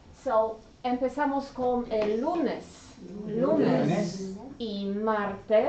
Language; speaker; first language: Spanish; non-native, learner; English